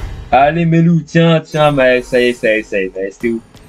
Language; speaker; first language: French; native; French